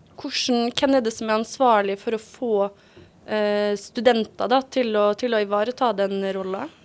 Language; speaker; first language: Norwegian; native; Norwegian